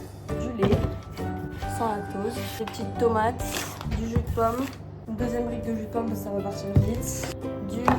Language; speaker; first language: French; native; French